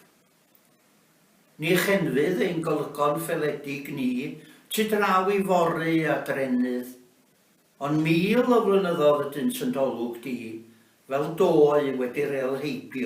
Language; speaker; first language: Welsh; native; Welsh